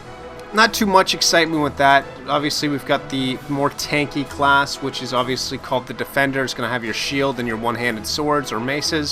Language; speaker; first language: English; native; English